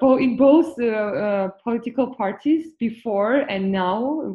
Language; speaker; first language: English; non-native, fluent; Georgian